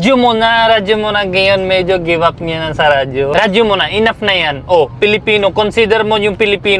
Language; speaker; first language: Filipino; non-native, learner; Punjabi